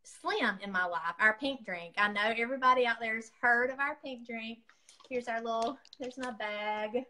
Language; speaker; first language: English; native; English